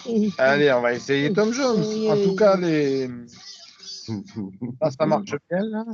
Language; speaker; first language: French; native; French